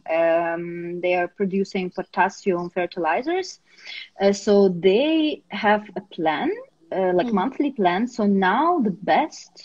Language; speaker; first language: English; non-native, fluent; Russian